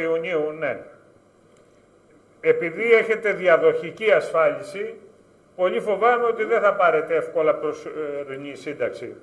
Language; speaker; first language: Greek; native; Greek